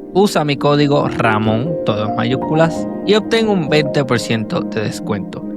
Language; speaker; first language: Spanish; native; Spanish